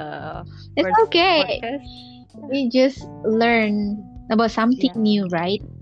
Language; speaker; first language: English; non-native, learner; Indonesian